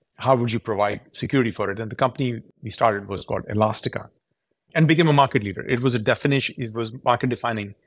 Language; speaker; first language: English; non-native, local second language; Urdu